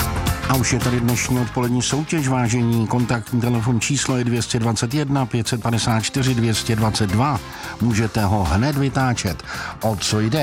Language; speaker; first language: Czech; native; Czech